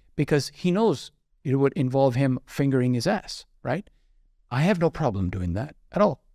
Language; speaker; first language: English; non-native, local second language; Urdu